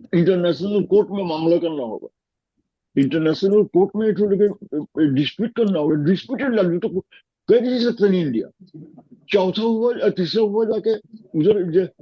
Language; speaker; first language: Hindi; non-native, fluent; Bangla